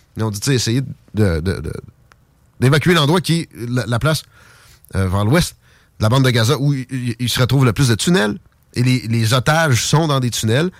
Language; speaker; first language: French; native; French